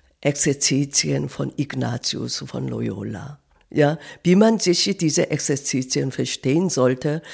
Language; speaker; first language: German; non-native, learner; Korean